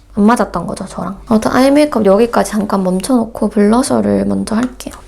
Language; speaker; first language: Korean; native; Korean